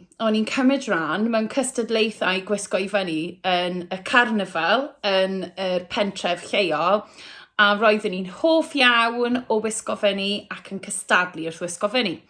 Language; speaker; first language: Welsh; native; Welsh